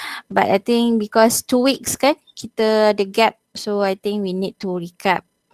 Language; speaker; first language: English; non-native, local second language; Malay